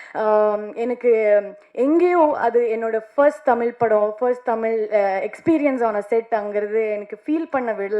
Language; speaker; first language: Tamil; non-native, learner; Kannada